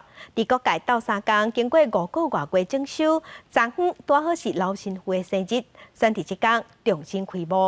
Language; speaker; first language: Chinese; native; Chinese